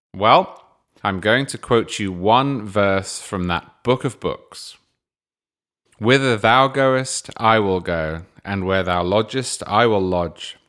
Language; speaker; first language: English; native; English